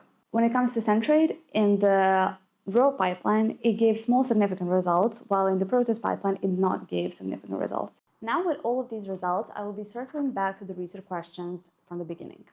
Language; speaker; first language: English; non-native, fluent; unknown